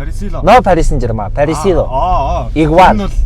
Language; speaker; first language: Spanish; early bilingual, other home language; Mongolian